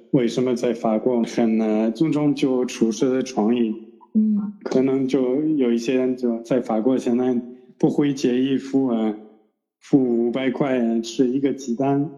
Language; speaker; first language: Chinese; non-native, fluent; French